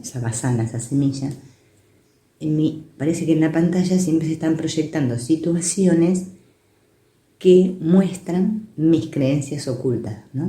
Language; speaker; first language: Spanish; native; Spanish